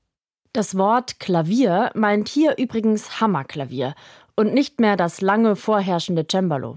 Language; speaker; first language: German; native; German